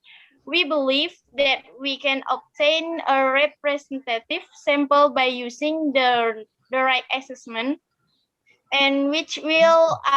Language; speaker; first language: English; non-native, learner; Indonesian